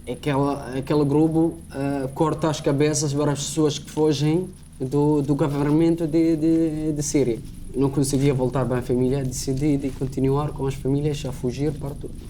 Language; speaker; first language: Portuguese; non-native, learner; Arabic